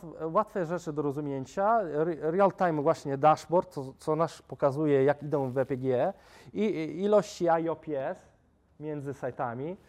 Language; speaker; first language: Polish; non-native, fluent; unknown